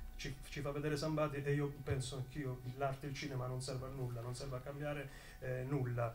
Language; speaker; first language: Italian; native; Italian